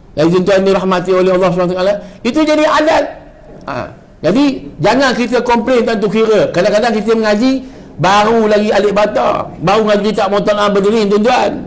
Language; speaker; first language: Malay; native; Malay